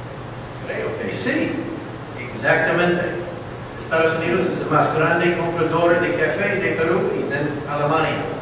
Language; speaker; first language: Spanish; non-native, learner; English